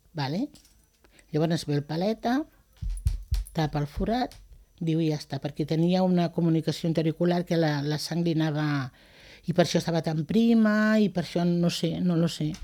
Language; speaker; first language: Catalan; non-native, local second language; Spanish